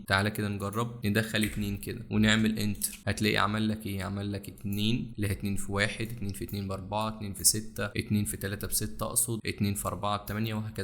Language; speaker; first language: Arabic; native; Arabic